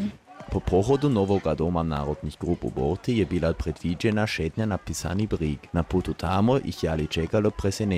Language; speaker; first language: Serbian; native; Serbian